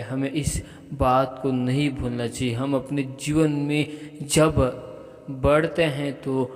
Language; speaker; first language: Hindi; native; Hindi